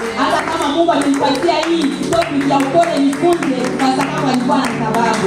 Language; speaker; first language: Swahili; non-native, local second language; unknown